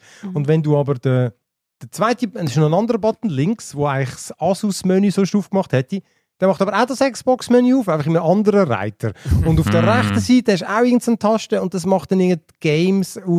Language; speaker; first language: German; native; German